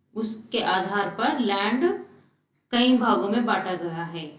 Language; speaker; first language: Hindi; non-native, local second language; Telugu